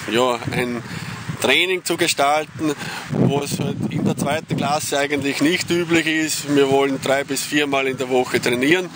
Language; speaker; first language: German; native; German